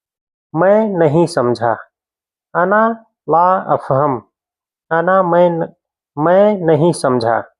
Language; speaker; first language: Hindi; native; Hindi